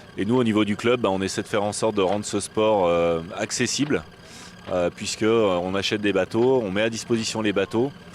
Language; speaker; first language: French; native; French